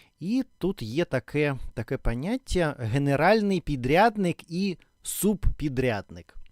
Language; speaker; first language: Ukrainian; non-native, local second language; Russian